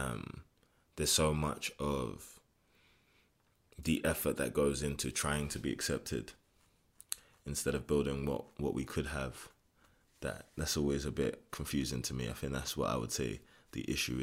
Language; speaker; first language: English; native; English